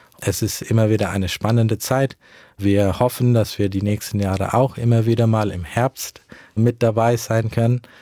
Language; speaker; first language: German; early bilingual, heritage; German